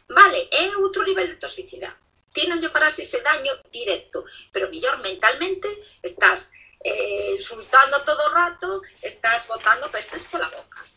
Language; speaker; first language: Galician; non-native, local second language; Spanish